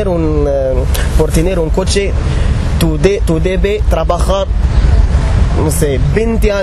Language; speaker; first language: Spanish; non-native, learner; Arabic